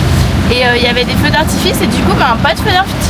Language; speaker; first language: French; native; French